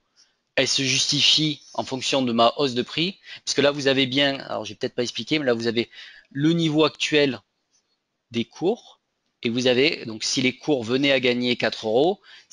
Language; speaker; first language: French; native; French